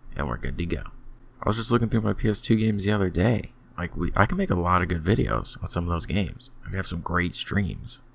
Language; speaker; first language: English; native; English